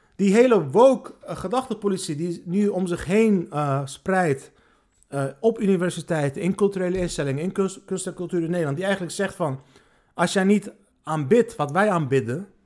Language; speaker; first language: Dutch; early bilingual, other home language; Turkish